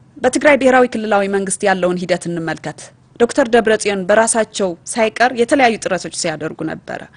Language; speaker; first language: Amharic; non-native, local second language; Tigrinya